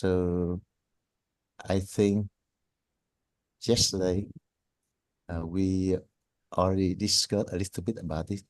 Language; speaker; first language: English; non-native, learner; Vietnamese